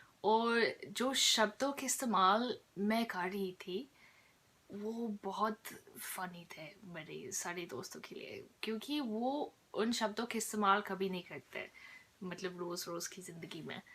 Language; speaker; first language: Hindi; non-native, fluent; English